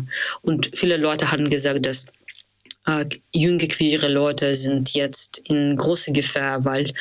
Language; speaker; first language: German; non-native, learner; Russian